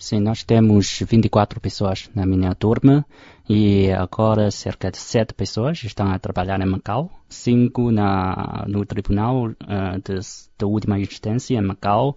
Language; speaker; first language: Portuguese; non-native, fluent; Chinese